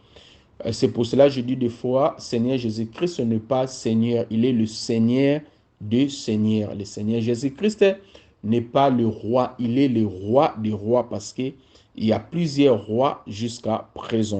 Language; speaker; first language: French; non-native, local second language; Lingala